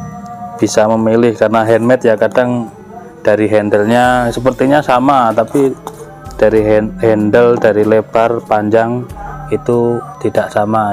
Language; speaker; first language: Indonesian; native; Indonesian